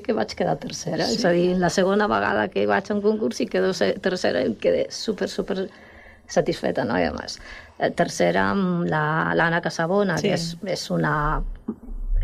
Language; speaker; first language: Catalan; non-native, local second language; Spanish